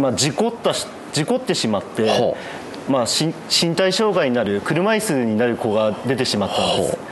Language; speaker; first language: Japanese; native; Japanese